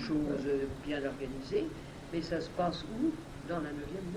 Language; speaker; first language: French; native; French